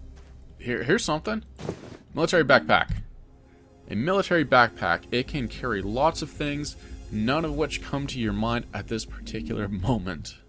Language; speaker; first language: English; native; English